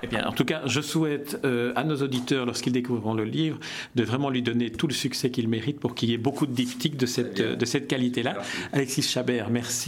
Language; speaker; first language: French; native; French